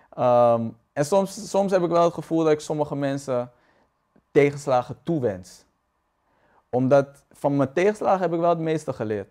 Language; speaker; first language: Dutch; native; Dutch